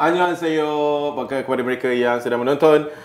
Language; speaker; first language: Malay; native; Malay